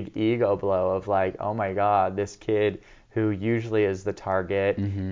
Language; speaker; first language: English; native; English